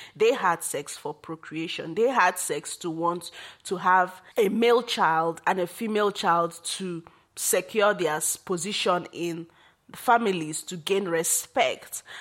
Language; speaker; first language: English; non-native, local second language; Igbo